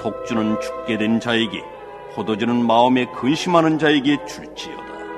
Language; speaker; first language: Korean; native; Korean